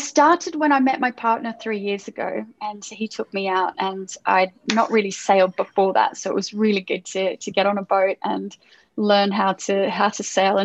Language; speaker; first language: English; native; English